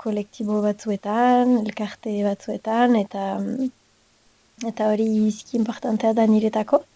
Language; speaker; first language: Basque; non-native, local second language; French